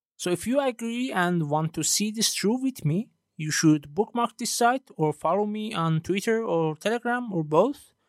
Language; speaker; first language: English; non-native, fluent; Persian